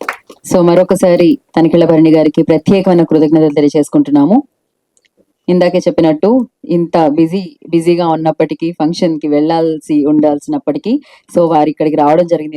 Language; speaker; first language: Telugu; native; Telugu